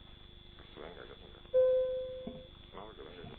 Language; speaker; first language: Spanish; native; Spanish